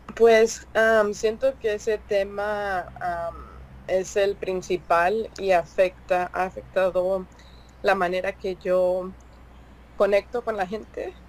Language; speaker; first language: Spanish; early bilingual, heritage; Spanish